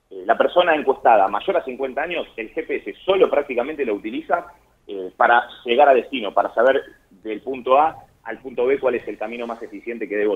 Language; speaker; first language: Spanish; native; Spanish